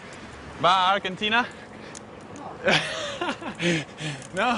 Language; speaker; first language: Spanish; non-native, learner; English